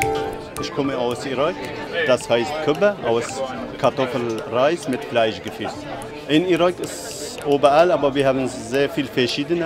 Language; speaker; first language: German; non-native, learner; Arabic